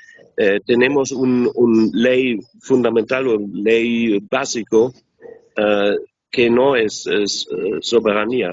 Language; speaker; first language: Spanish; non-native, learner; German